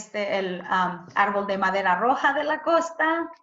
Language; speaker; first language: Spanish; early bilingual, heritage; Spanish